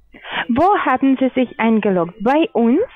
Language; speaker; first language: German; non-native, learner; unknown